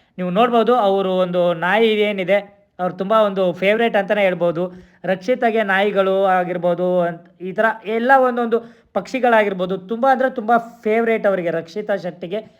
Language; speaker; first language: Kannada; native; Kannada